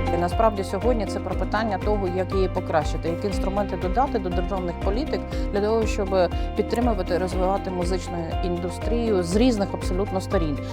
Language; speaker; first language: Ukrainian; native; Ukrainian